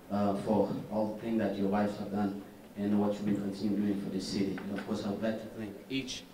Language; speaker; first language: English; non-native, fluent; Haitian Creole